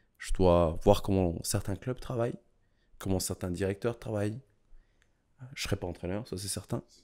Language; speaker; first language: French; early bilingual, other home language; Kabuverdianu